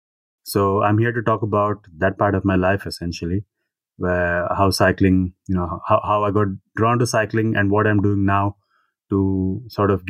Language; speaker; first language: English; non-native, local second language; Telugu